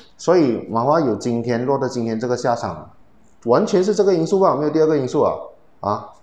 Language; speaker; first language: Chinese; native; Chinese